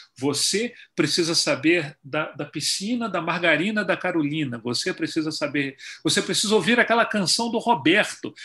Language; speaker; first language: Portuguese; native; Portuguese